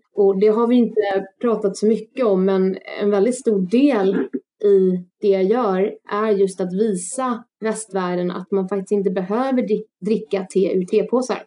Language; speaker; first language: Swedish; early bilingual, other home language; Russian